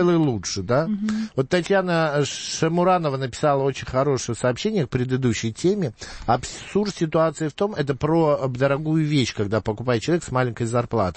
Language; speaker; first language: Russian; native; Russian